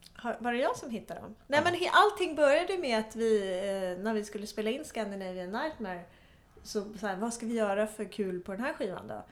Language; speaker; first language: Swedish; native; Swedish